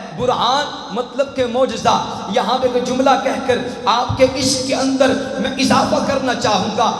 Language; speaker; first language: Urdu; non-native, local second language; Punjabi